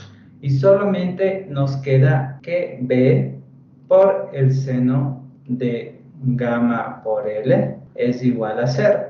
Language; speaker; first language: Spanish; native; Spanish